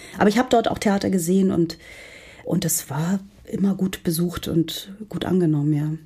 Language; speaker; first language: German; early bilingual, heritage; Portuguese